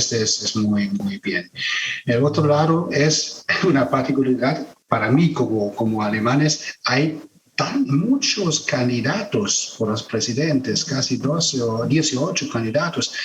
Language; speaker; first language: Spanish; non-native, fluent; German